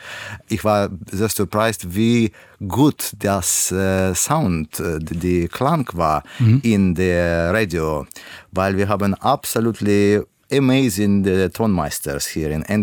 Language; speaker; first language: German; non-native, learner; Russian